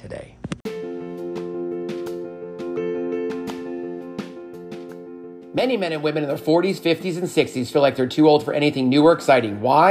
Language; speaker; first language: English; native; English